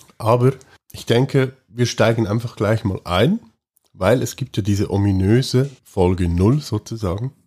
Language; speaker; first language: German; native; German